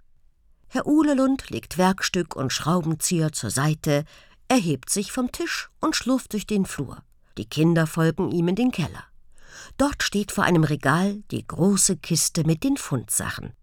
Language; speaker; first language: German; native; German